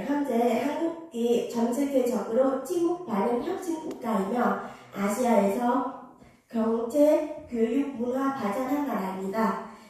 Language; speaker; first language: Korean; non-native, fluent; Vietnamese